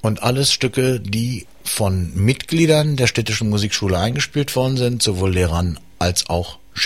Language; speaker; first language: German; native; German